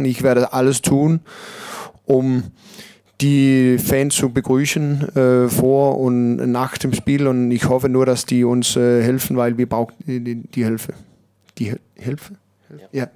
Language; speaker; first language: German; non-native, learner; Danish